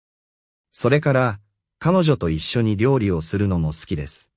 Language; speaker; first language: Japanese; non-native, fluent; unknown